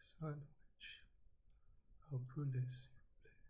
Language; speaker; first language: French; non-native, learner; English